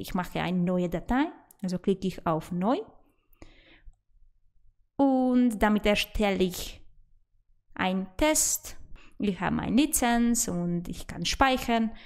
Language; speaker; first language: German; non-native, fluent; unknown